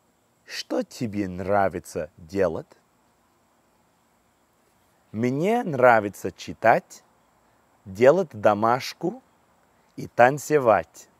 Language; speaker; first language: Russian; non-native, fluent; English